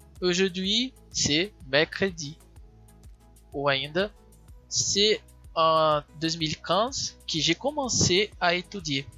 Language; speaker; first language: French; non-native, learner; Portuguese